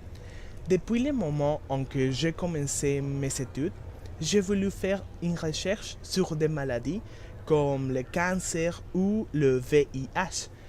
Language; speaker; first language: French; non-native, learner; Spanish